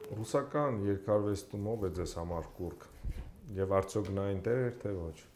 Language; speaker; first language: Armenian; native; Armenian